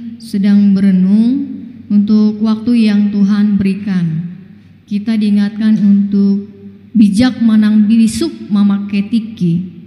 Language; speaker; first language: Indonesian; non-native, local second language; Batak Toba